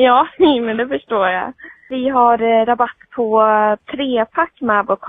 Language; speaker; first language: Swedish; native; Swedish